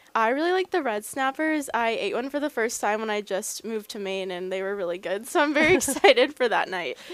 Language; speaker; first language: English; native; English